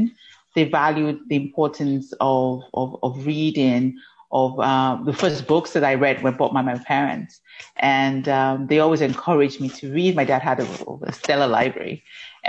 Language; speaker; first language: English; non-native, local second language; Yoruba